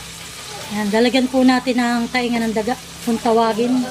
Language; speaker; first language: Filipino; native; Filipino